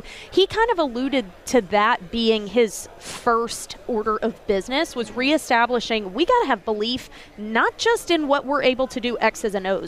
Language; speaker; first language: English; native; English